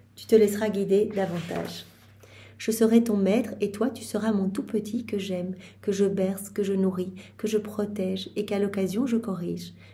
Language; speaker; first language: French; native; French